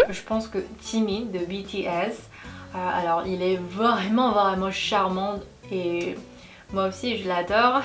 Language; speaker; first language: French; non-native, fluent; Korean